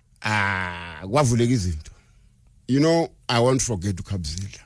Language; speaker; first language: English; non-native, local second language; Zulu